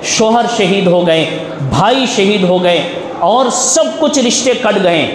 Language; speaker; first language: Urdu; native; Urdu